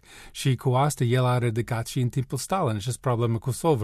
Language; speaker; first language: Romanian; non-native, learner; English